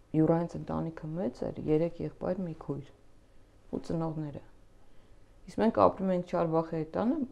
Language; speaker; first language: Armenian; native; Armenian